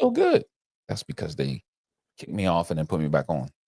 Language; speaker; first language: English; native; English